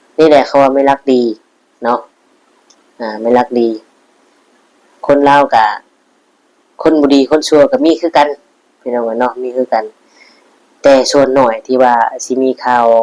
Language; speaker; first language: Thai; non-native, local second language; Northeastern Thai